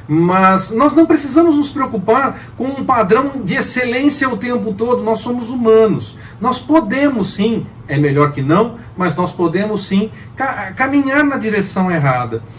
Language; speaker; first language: Portuguese; native; Portuguese